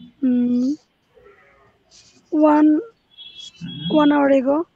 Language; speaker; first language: English; non-native, learner; Bangla